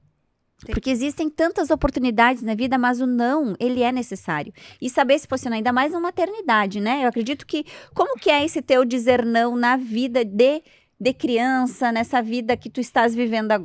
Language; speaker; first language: Portuguese; native; Portuguese